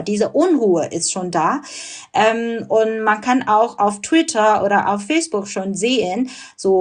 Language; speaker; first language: German; non-native, fluent; Burmese